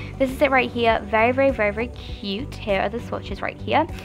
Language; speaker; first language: English; native; English